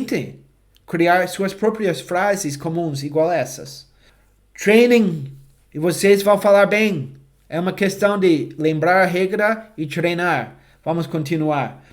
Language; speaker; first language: Portuguese; non-native, fluent; English